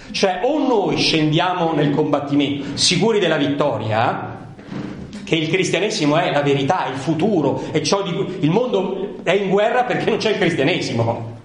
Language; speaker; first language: Italian; native; Italian